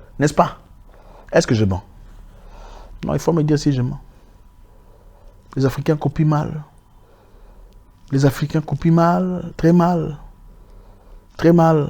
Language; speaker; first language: French; native; French